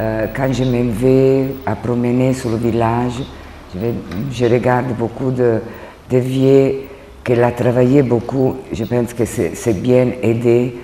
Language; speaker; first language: French; non-native, learner; Italian